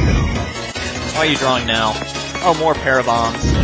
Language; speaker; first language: English; native; English